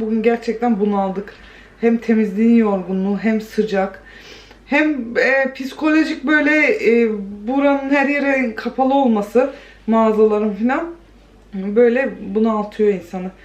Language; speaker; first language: Turkish; early bilingual, heritage; Turkish